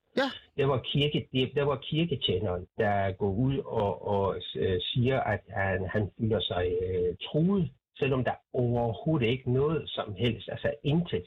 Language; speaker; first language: Danish; non-native, fluent; Persian